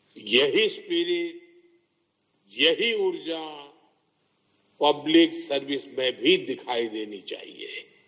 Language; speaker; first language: Hindi; non-native, local second language; Gujarati